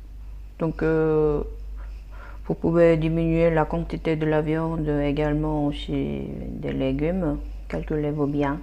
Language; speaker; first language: French; non-native, learner; Korean